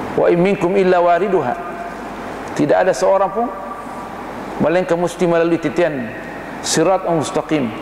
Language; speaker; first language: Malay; non-native, fluent; Arabic